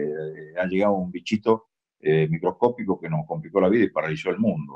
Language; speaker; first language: Spanish; native; Spanish